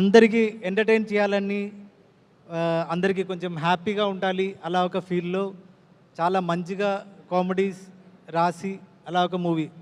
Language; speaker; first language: Telugu; non-native, learner; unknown